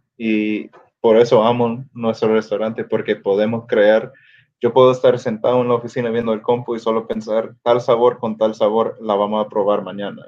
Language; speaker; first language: Spanish; early bilingual, other home language; English